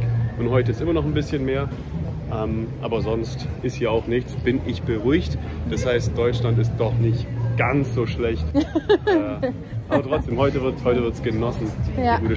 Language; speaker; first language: German; native; German